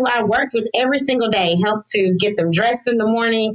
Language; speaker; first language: English; native; English